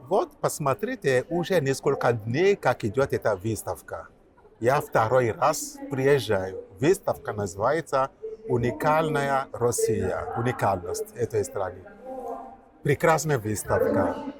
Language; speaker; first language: Russian; non-native, fluent; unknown